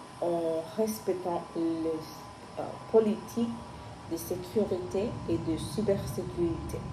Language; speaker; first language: French; non-native, learner; Spanish